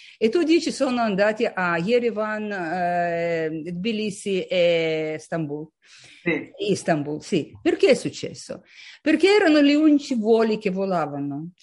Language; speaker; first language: Italian; non-native, fluent; Russian